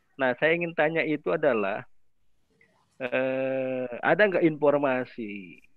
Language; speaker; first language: Indonesian; native; Indonesian